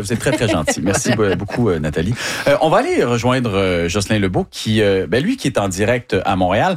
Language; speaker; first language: French; native; French